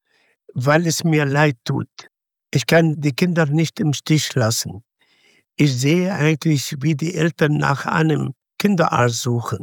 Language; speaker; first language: German; non-native, fluent; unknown